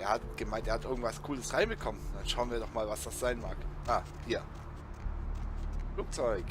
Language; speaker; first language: German; native; German